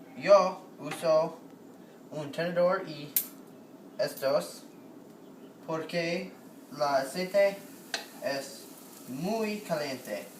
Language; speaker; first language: Spanish; non-native, learner; English